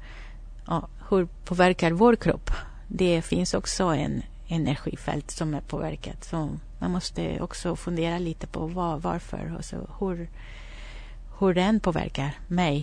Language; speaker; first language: Swedish; non-native, fluent; Spanish